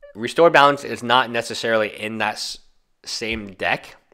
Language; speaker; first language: English; native; English